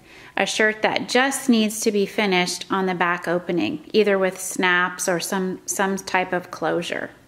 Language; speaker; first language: English; native; English